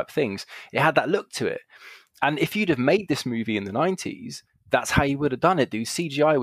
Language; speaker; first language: English; native; English